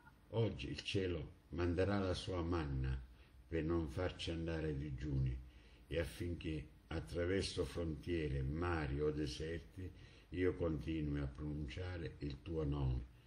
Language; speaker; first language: Italian; native; Italian